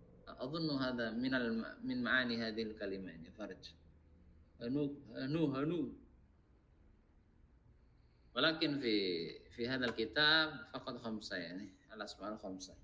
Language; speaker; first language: Arabic; non-native, fluent; Indonesian